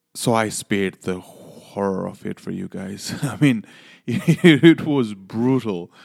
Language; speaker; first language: English; non-native, local second language; Nepali